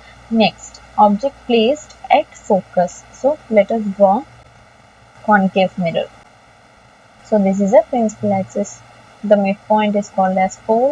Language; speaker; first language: English; non-native, local second language; Telugu